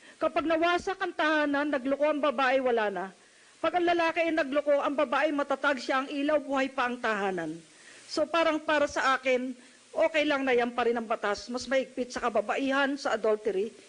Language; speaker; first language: Filipino; native; Filipino